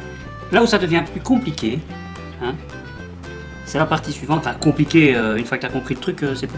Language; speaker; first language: French; native; French